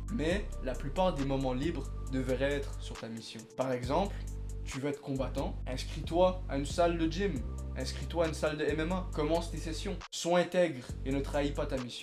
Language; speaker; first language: French; native; French